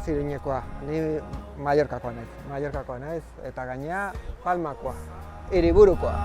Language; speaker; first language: Basque; non-native, local second language; Catalan